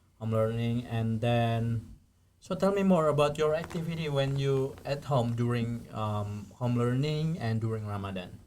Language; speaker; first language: English; non-native, fluent; Indonesian